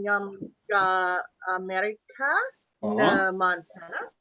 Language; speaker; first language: Albanian; non-native, learner; English